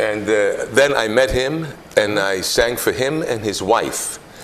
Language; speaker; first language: English; native; English